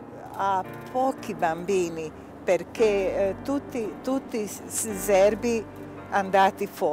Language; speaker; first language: Italian; non-native, learner; Bosnian